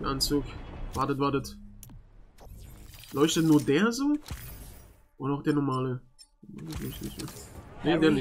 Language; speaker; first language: German; native; German